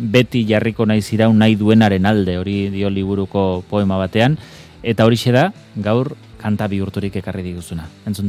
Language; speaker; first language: Basque; native; Basque